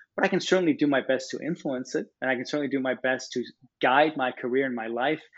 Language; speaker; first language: English; non-native, fluent; Danish